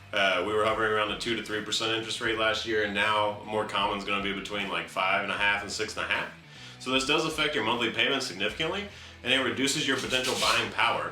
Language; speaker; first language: English; native; English